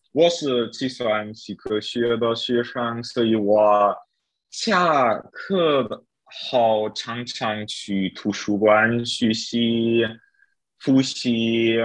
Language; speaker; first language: Chinese; non-native, learner; German